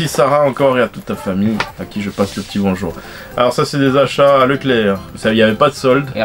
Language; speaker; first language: French; native; French